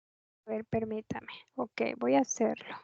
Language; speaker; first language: Spanish; native; Spanish